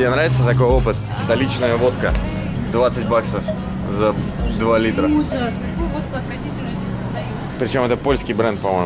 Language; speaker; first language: Russian; native; Russian